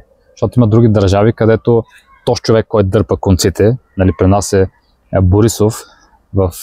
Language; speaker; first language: Bulgarian; native; Bulgarian